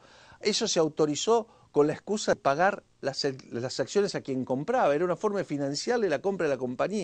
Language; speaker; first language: Spanish; native; Spanish